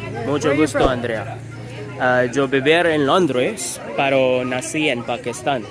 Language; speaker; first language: Spanish; non-native, learner; English